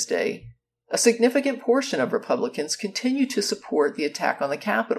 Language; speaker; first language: English; native; English